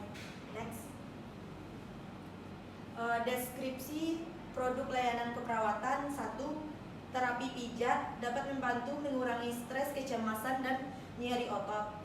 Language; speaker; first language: Indonesian; native; Indonesian